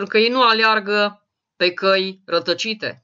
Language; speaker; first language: Romanian; native; Romanian